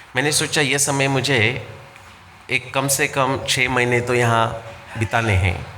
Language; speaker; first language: Hindi; non-native, local second language; Marathi